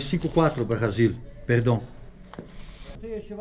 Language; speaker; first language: French; non-native, learner; Portuguese